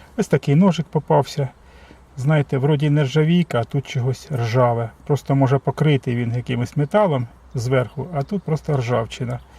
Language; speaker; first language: Ukrainian; native; Ukrainian